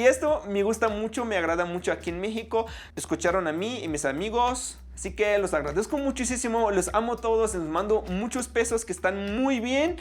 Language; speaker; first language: Spanish; non-native, fluent; Arabic